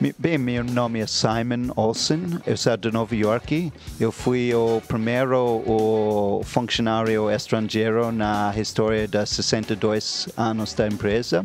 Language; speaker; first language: Portuguese; non-native, fluent; English